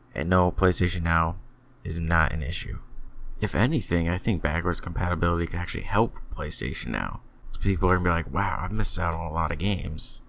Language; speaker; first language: English; native; English